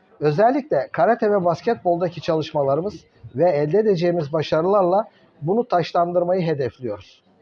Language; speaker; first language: Turkish; native; Turkish